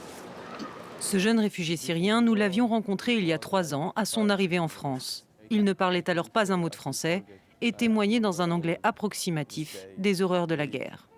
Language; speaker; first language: French; native; French